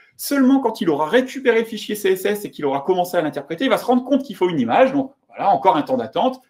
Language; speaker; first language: French; native; French